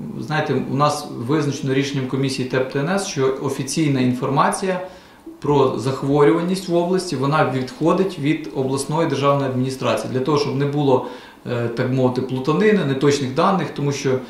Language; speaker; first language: Ukrainian; native; Ukrainian